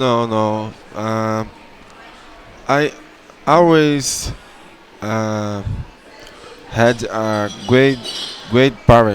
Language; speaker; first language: English; non-native, learner; Portuguese